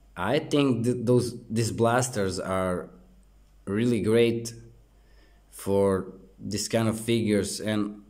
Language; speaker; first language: English; non-native, fluent; Croatian